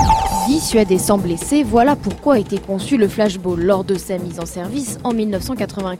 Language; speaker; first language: French; native; French